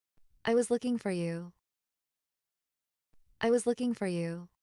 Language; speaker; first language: English; non-native, fluent; Portuguese